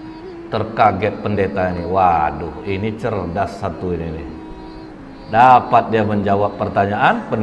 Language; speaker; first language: Indonesian; native; Indonesian